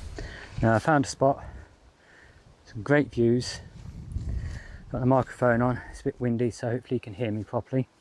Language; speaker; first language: English; native; English